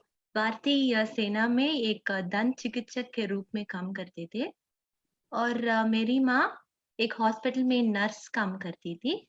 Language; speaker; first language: Hindi; non-native, local second language; Tamil